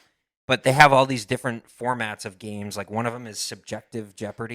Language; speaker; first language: English; native; English